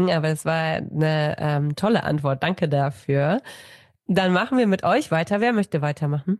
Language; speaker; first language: German; native; German